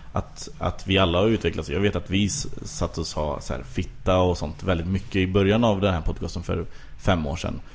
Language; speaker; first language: Swedish; native; Swedish